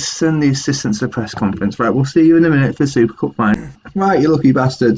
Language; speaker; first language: English; native; English